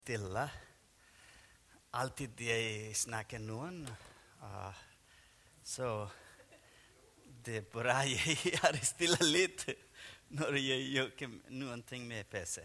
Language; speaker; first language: Norwegian; non-native, learner; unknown